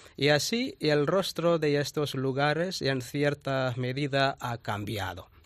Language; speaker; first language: Spanish; non-native, fluent; Tamil